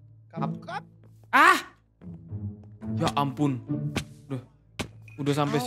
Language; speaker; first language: Indonesian; native; Indonesian